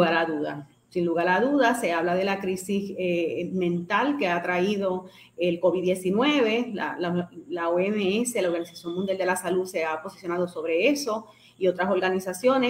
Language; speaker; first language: Spanish; native; Spanish